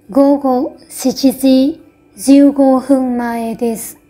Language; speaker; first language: Japanese; non-native, fluent; Vietnamese